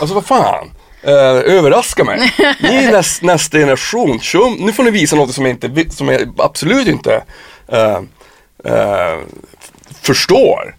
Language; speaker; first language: Swedish; native; Swedish